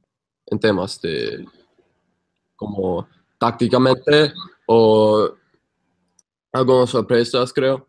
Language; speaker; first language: Spanish; non-native, fluent; English